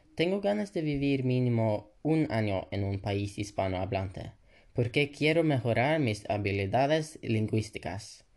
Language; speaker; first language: Spanish; non-native, learner; Norwegian